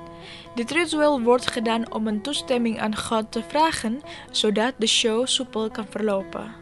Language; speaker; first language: Dutch; non-native, fluent; Indonesian